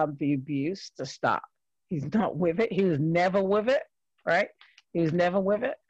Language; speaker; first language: English; native; English